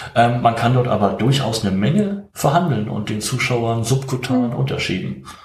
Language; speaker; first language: German; native; German